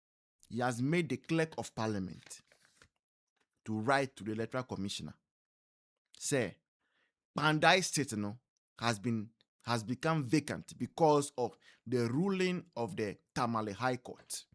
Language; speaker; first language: English; non-native, local second language; Akan